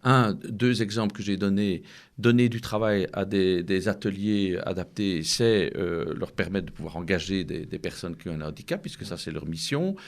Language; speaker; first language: French; native; French